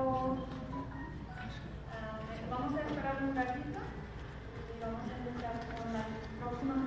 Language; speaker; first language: Spanish; early bilingual, other home language; English